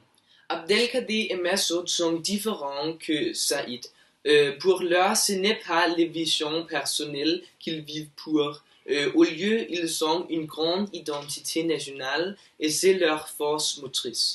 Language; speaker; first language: French; non-native, learner; Norwegian